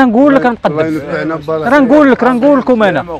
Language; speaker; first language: Arabic; native; Arabic